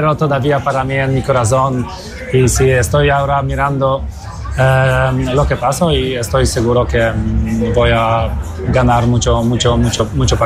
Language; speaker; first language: Spanish; non-native, fluent; Polish